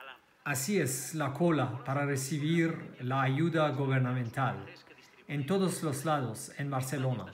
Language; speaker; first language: Spanish; non-native, learner; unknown